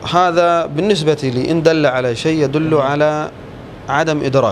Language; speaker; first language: Arabic; native; Arabic